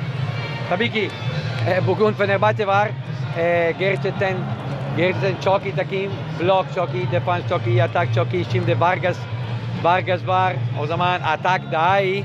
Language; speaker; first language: Turkish; non-native, learner; Italian